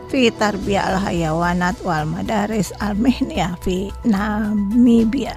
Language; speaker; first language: Arabic; non-native, fluent; Indonesian